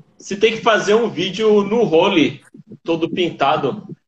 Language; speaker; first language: Portuguese; native; Portuguese